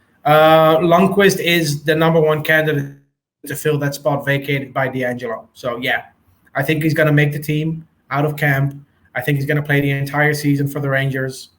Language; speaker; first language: English; native; English